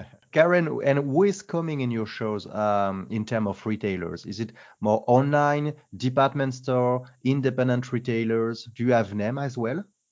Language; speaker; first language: English; non-native, fluent; French